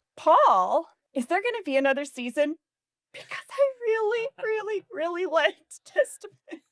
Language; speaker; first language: English; native; English